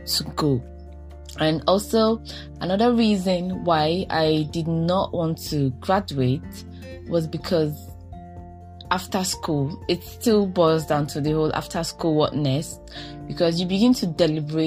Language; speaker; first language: English; non-native, local second language; Igbo